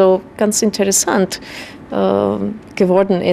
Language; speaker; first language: German; non-native, fluent; Russian